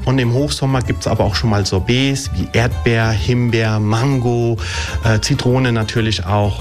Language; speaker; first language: German; early bilingual, other home language; Italian